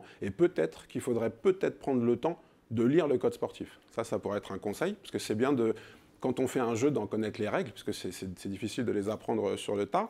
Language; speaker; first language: French; native; French